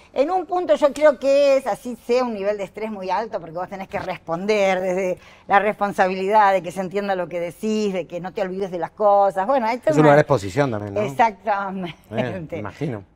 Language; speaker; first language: Spanish; native; Spanish